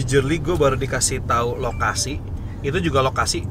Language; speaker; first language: Indonesian; native; Indonesian